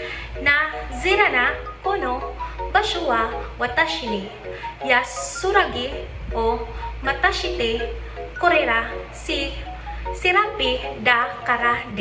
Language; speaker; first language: Japanese; non-native, learner; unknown